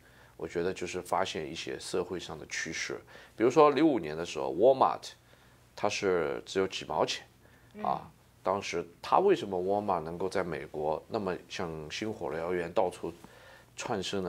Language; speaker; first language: Chinese; native; Chinese